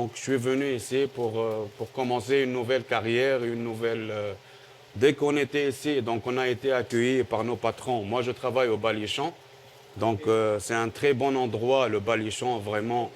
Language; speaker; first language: French; non-native, local second language; Arabic